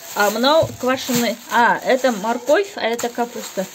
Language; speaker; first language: Russian; non-native, local second language; Kazakh